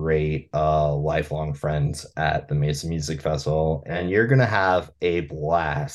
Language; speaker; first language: English; native; English